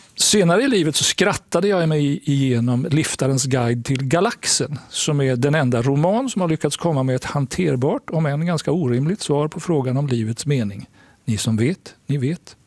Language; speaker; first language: Swedish; native; Swedish